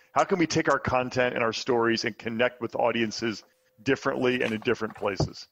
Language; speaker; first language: English; native; English